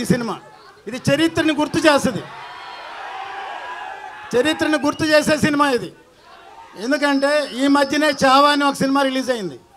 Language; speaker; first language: Telugu; native; Telugu